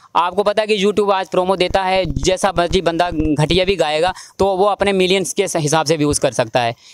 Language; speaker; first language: Hindi; native; Hindi